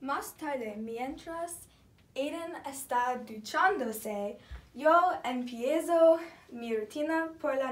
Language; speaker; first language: Spanish; non-native, learner; English